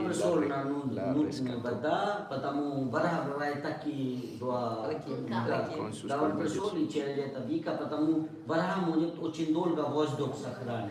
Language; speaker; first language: Russian; non-native, learner; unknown